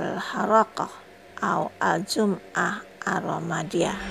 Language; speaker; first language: Arabic; non-native, fluent; Indonesian